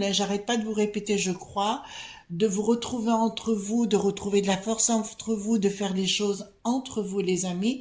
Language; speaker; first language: French; native; French